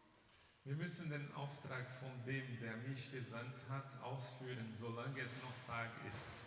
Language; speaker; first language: German; non-native, fluent; Portuguese